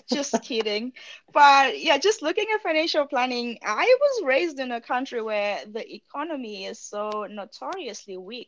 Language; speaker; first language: English; non-native, local second language; Shona